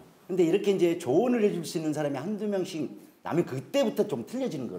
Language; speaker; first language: Korean; native; Korean